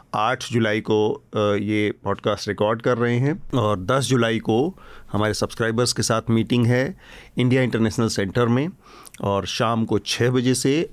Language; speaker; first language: Hindi; native; Hindi